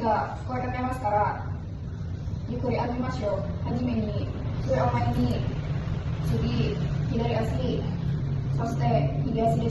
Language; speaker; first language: Japanese; non-native, learner; Indonesian